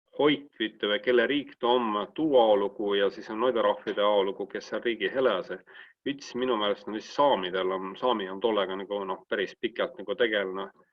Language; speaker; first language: Estonian; native; Estonian